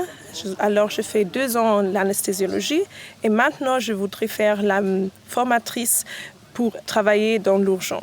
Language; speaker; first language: French; non-native, fluent; German